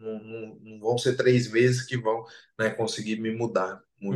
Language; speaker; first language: Portuguese; native; Portuguese